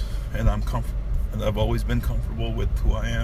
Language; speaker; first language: English; early bilingual, other home language; Urdu